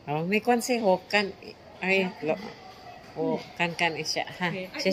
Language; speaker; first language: Chinese; non-native, learner; Filipino